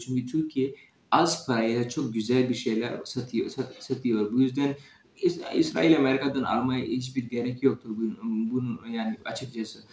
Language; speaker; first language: Turkish; non-native, fluent; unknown